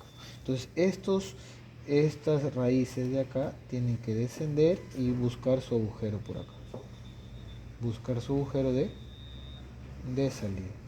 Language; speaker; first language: Spanish; native; Spanish